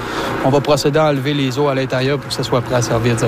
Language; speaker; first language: French; native; French